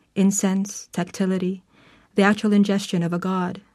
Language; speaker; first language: English; non-native, local second language; Filipino